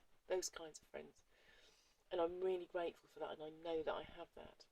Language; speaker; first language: English; native; English